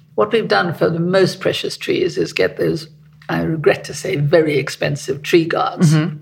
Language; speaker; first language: English; native; English